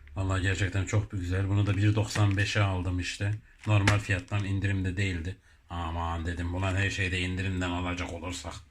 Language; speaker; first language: Turkish; early bilingual, heritage; Turkish